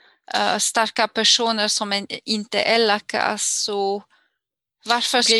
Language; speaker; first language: Swedish; non-native, fluent; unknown